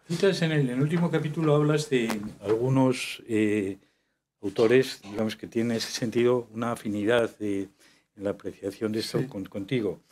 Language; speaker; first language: Spanish; native; Spanish